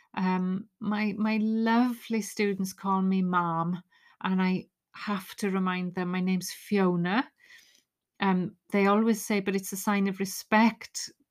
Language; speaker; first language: English; native; English